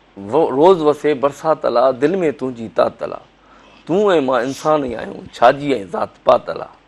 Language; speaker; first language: Sindhi; native; Sindhi